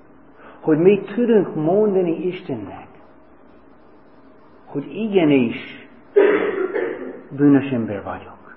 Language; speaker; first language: Hungarian; non-native, fluent; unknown